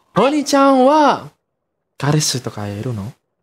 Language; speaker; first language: Japanese; non-native, learner; Indonesian